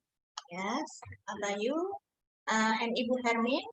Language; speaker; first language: English; non-native, fluent; Indonesian